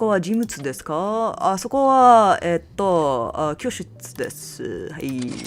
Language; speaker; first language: Japanese; non-native, learner; English